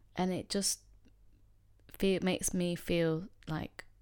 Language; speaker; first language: English; native; English